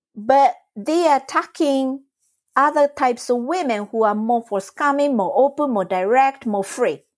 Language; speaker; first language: English; non-native, fluent; Japanese